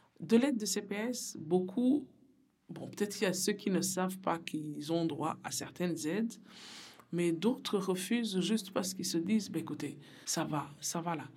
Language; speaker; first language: French; non-native, local second language; Rundi